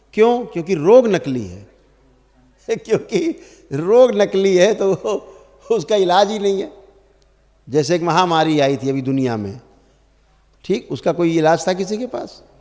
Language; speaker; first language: Hindi; native; Hindi